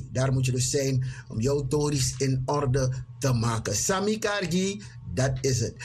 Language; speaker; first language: Dutch; native; Dutch